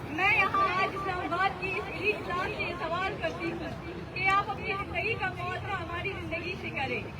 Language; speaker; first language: Urdu; non-native, local second language; Baluchi